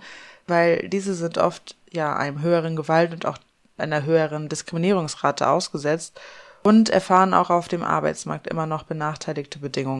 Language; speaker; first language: German; native; German